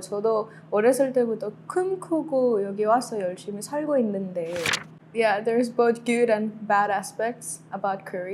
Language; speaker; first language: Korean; non-native, learner; Kannada